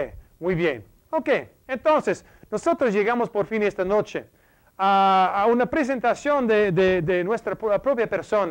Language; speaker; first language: Spanish; non-native, fluent; English